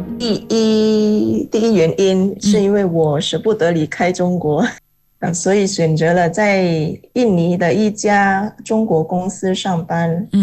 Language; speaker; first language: Chinese; non-native, fluent; Indonesian